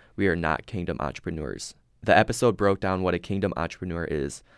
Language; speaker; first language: English; native; English